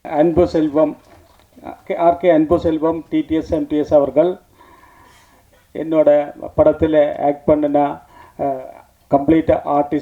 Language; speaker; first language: Tamil; non-native, learner; Malayalam